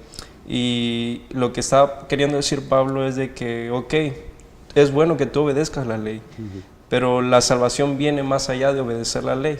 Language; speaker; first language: Spanish; native; Spanish